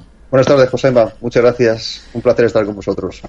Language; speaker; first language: Spanish; native; Spanish